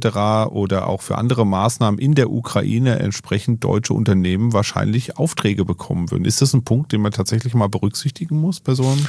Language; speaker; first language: German; native; German